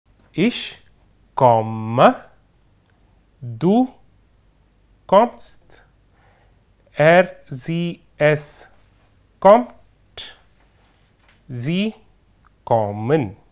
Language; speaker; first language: German; non-native, fluent; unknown